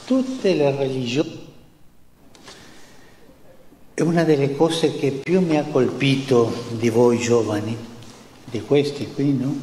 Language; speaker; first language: Italian; non-native, fluent; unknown